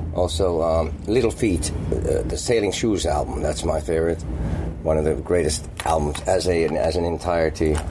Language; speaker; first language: English; non-native, fluent; Finnish